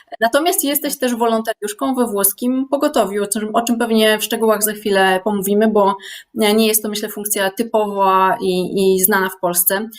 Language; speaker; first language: Polish; native; Polish